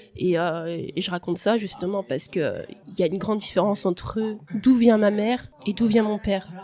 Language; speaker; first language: French; early bilingual, other home language; Portuguese